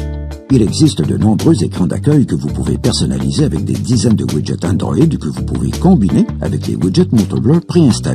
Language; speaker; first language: French; native; French